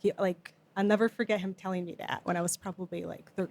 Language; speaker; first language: English; native; English